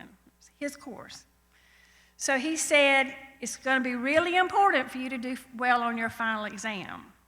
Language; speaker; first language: English; native; English